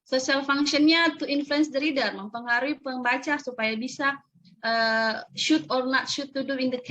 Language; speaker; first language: English; non-native, learner; Indonesian